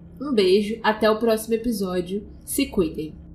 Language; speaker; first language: Portuguese; native; Portuguese